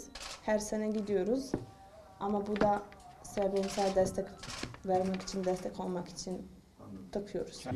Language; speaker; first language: Turkish; non-native, fluent; Bosnian